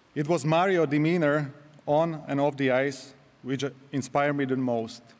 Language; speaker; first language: English; non-native, fluent; Slovak